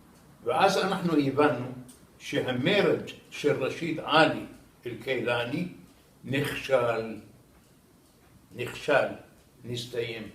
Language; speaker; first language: Hebrew; non-native, fluent; Arabic